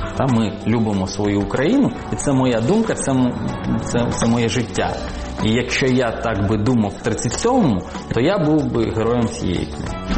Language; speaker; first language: Ukrainian; non-native, local second language; Russian